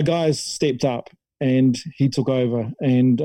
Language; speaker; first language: English; native; English